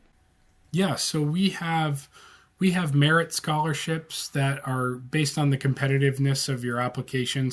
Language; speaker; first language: English; native; English